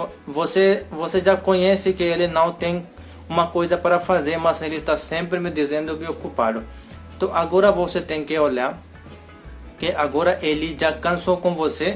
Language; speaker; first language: Portuguese; non-native, learner; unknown